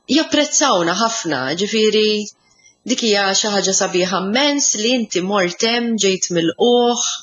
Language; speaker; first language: Maltese; early bilingual, other home language; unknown